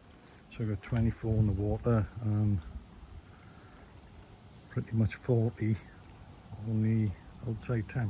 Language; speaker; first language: English; native; English